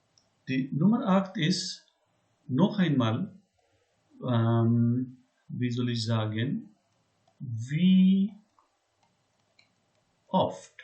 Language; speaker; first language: German; non-native, learner; Hindi